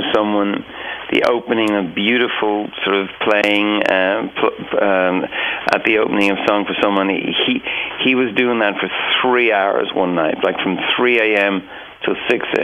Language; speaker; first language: English; native; English